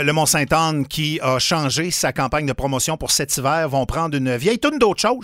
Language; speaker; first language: French; native; French